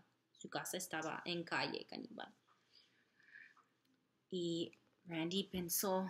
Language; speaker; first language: Spanish; non-native, fluent; English